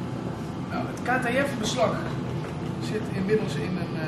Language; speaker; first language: Dutch; native; Dutch